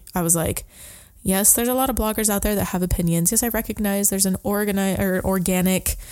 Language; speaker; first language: English; native; English